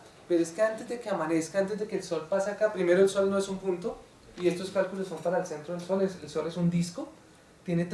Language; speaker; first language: Spanish; native; Spanish